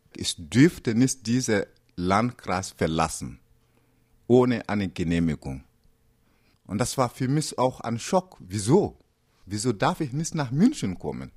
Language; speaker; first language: German; non-native, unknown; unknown